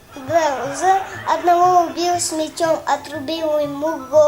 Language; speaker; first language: Russian; non-native, local second language; Tajik